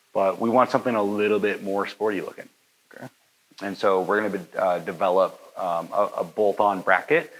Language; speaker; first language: English; native; English